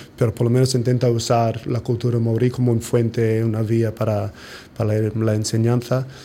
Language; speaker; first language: Spanish; non-native, fluent; English